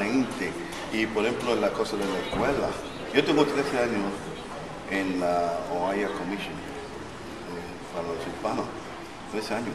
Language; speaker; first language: Spanish; non-native, local second language; English